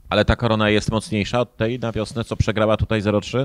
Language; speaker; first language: Polish; native; Polish